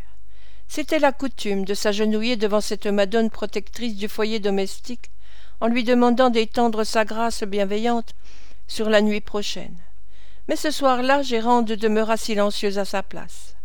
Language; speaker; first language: French; native; French